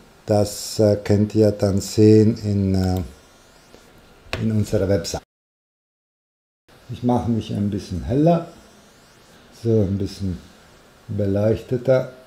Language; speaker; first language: German; non-native, fluent; Italian